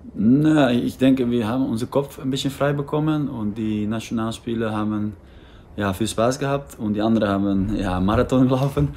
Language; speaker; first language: German; non-native, fluent; Dutch